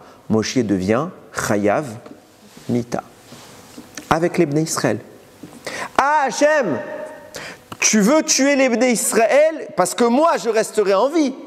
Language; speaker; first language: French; native; French